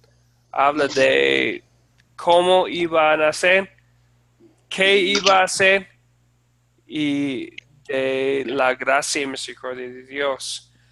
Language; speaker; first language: Spanish; non-native, fluent; English